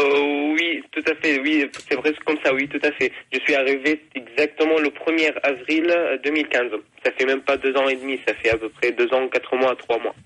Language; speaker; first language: French; non-native, fluent; Arabic